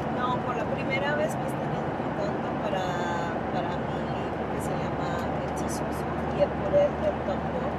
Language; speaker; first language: Spanish; non-native, fluent; Haitian Creole